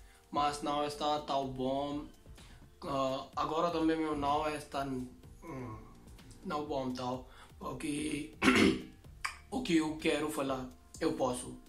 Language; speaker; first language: Portuguese; non-native, learner; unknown